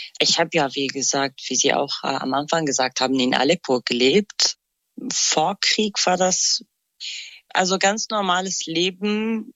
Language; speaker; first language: German; non-native, fluent; Kurdish